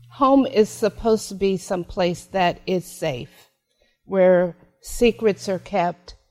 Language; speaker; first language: English; native; English